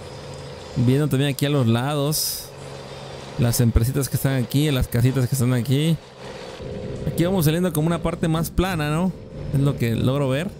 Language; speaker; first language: Spanish; native; Spanish